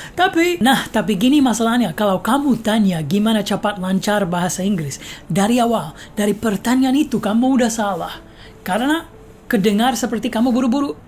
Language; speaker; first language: Indonesian; non-native, fluent; English